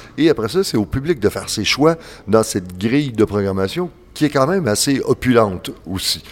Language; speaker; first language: French; native; French